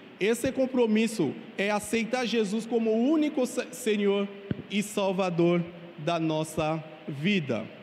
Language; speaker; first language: Portuguese; non-native, fluent; Haitian Creole